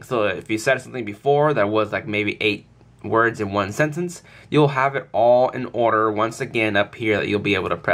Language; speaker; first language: English; native; English